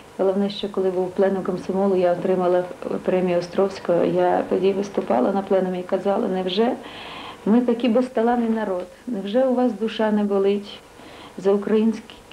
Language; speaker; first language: Ukrainian; native; Ukrainian